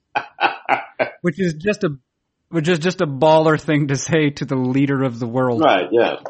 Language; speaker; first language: English; native; English